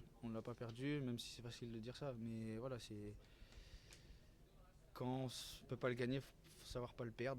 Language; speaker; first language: French; native; French